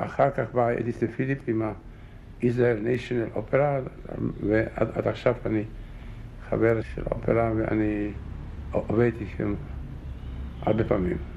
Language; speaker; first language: Hebrew; non-native, fluent; German